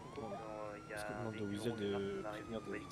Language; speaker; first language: French; native; French